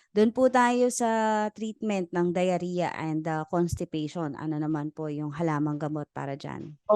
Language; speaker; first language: Filipino; native; Filipino